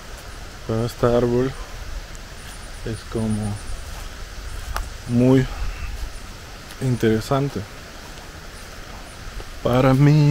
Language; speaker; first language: Spanish; non-native, fluent; Russian